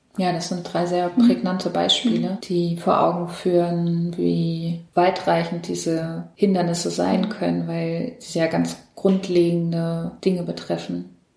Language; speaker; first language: German; native; German